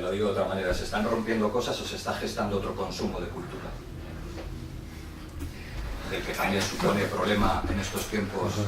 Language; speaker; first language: Spanish; native; Spanish